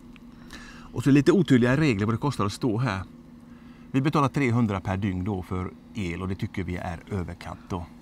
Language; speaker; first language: Swedish; native; Swedish